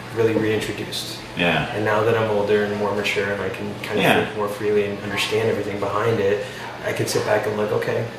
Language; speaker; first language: English; native; English